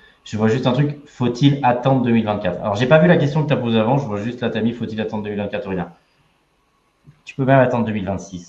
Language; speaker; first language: French; native; French